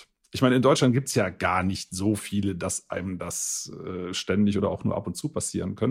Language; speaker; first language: German; native; German